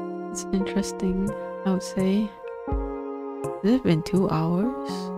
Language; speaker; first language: English; native; English